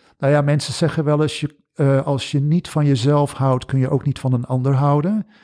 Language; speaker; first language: Dutch; early bilingual, other home language; English